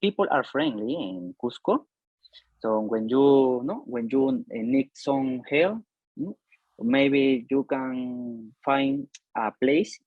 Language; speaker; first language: English; non-native, learner; Spanish